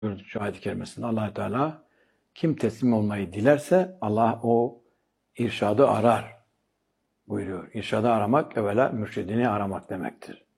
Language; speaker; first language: Turkish; native; Turkish